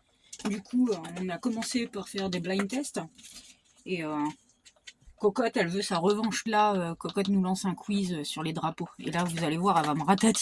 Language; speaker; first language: French; native; French